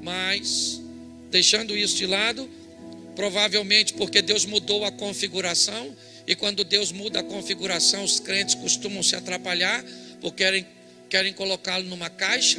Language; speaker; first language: Portuguese; native; Portuguese